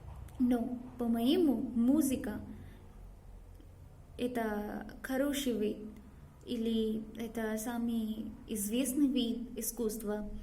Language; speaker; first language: Russian; non-native, learner; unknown